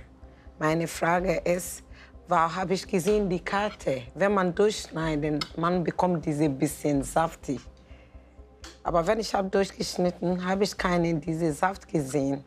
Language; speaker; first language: German; non-native, learner; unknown